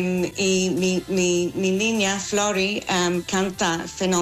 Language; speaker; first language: Spanish; non-native, fluent; English